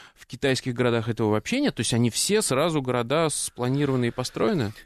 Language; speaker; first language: Russian; native; Russian